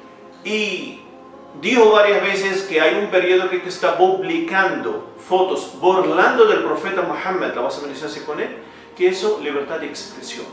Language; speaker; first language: Spanish; non-native, fluent; Arabic